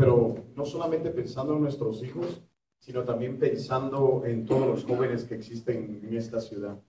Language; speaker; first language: Spanish; native; Spanish